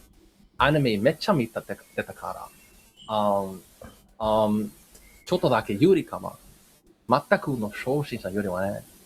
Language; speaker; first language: Japanese; non-native, learner; English